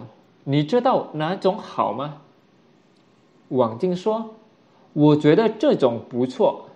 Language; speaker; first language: Chinese; non-native, fluent; Indonesian